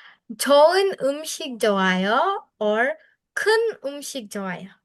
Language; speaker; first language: Korean; non-native, fluent; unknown